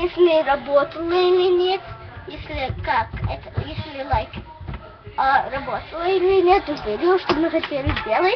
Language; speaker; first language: Russian; early bilingual, heritage; English